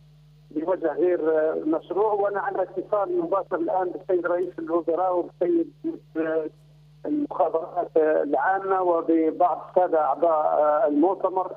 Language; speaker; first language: Arabic; native; Arabic